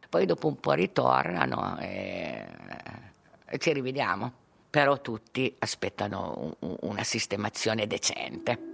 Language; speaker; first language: Italian; native; Italian